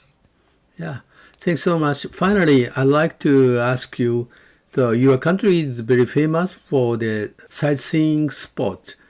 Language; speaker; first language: English; non-native, learner; Japanese